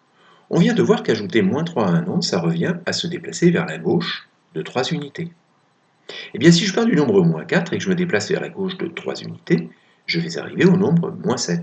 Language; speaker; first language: French; native; French